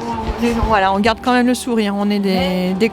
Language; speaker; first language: French; native; French